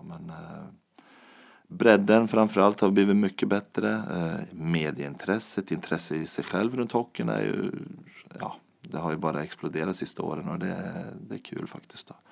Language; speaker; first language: Swedish; native; Swedish